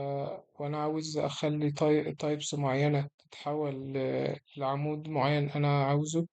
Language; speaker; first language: Arabic; native; Arabic